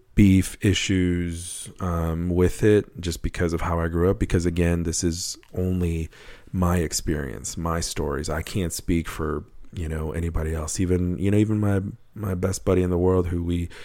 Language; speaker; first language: English; native; English